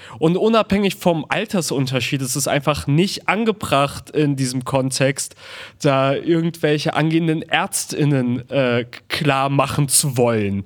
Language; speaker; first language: German; early bilingual, other home language; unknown